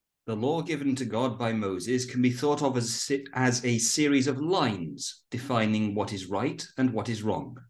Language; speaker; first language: English; native; English